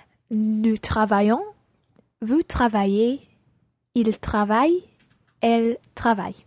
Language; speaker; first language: French; non-native, learner; English